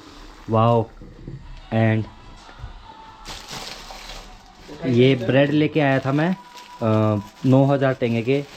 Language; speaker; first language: Hindi; native; Hindi